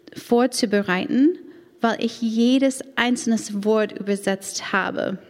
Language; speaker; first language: German; non-native, fluent; English